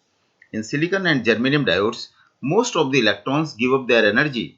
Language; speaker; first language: English; non-native, local second language; Hindi